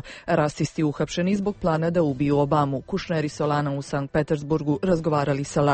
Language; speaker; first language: Croatian; native; Croatian